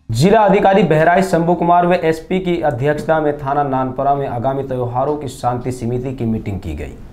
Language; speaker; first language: Hindi; native; Hindi